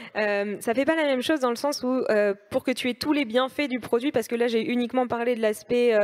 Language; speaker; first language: French; native; French